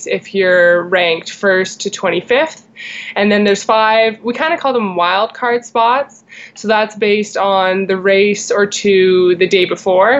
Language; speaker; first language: English; native; English